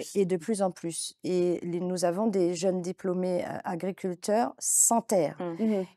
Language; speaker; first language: French; native; French